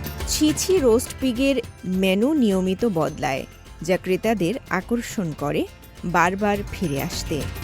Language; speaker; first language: Bangla; native; Bangla